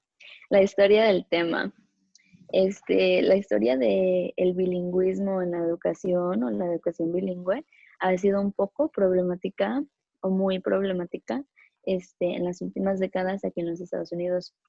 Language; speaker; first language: Spanish; early bilingual, other home language; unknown